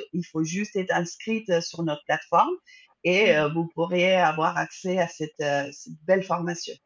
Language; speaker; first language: French; non-native, fluent; Spanish